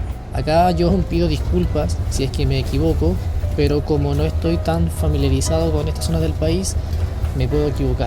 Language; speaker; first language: Spanish; native; Spanish